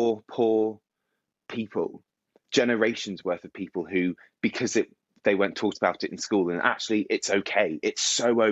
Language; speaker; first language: English; native; English